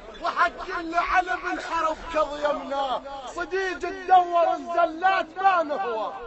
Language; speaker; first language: Arabic; native; Arabic